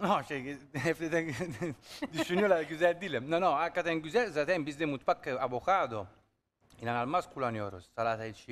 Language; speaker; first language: Turkish; non-native, learner; Italian